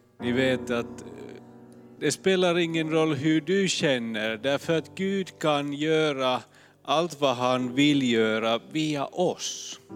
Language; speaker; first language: Swedish; non-native, fluent; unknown